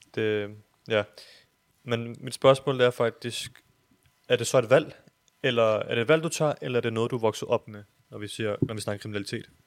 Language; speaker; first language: Danish; early bilingual, other home language; Urdu